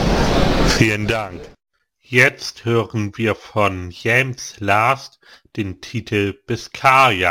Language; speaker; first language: German; native; German